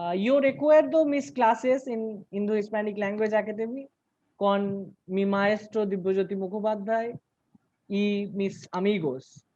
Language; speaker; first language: Spanish; non-native, learner; Bangla